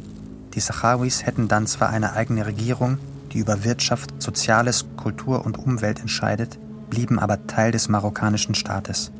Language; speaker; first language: German; native; German